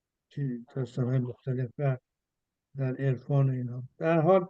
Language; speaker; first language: Persian; native; Persian